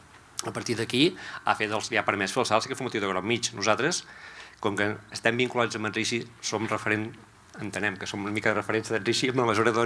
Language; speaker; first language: Catalan; native; Catalan